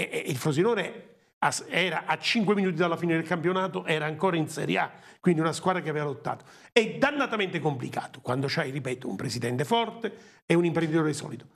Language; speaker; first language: Italian; native; Italian